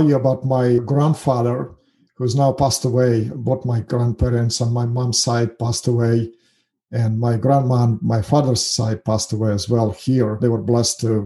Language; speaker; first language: English; non-native, fluent; Russian